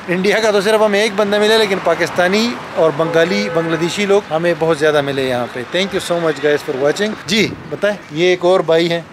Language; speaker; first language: Urdu; native; Urdu